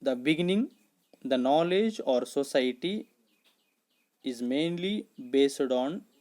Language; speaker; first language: English; non-native, local second language; Kannada